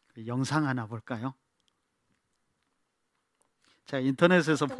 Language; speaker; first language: Korean; native; Korean